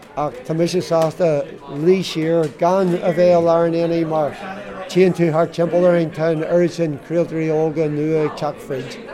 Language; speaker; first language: Irish; non-native, local second language; English